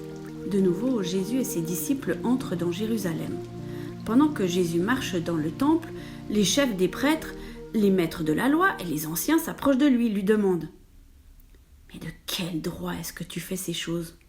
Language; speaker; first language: French; native; French